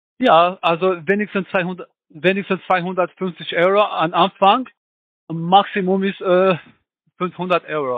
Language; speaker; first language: German; non-native, fluent; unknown